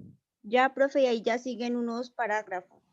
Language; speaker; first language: Spanish; native; Spanish